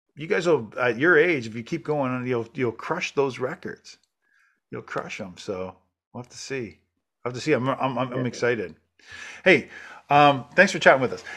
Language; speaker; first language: English; native; English